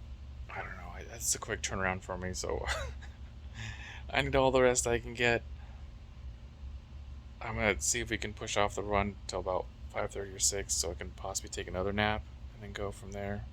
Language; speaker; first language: English; native; English